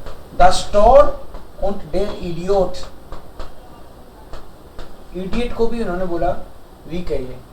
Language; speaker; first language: Hindi; native; Hindi